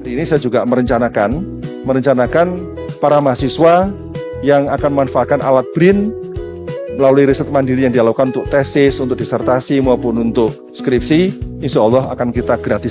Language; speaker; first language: Indonesian; native; Indonesian